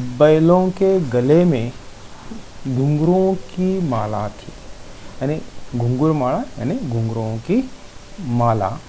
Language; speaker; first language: Hindi; non-native, local second language; Marathi